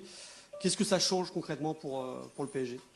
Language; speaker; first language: French; native; French